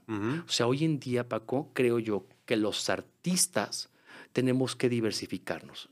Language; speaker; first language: Spanish; native; Spanish